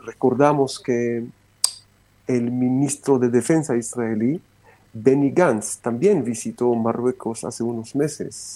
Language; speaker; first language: Spanish; non-native, fluent; Romanian